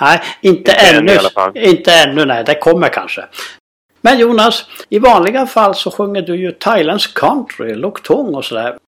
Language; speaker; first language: Swedish; native; Swedish